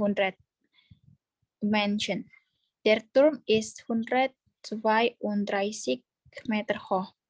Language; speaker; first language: German; non-native, learner; Indonesian